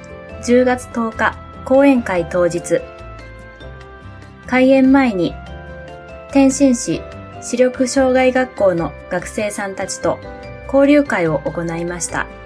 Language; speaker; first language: Japanese; native; Japanese